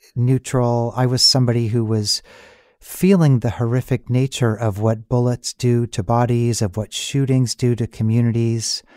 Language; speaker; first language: English; native; English